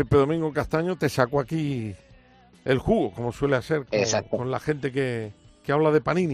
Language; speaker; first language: Spanish; native; Spanish